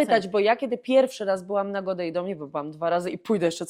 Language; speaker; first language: Polish; native; Polish